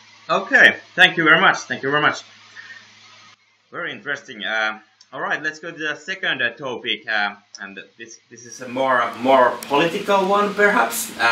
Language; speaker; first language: English; non-native, fluent; Finnish